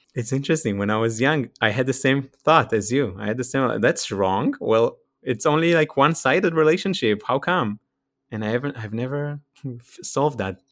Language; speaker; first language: English; non-native, fluent; Hebrew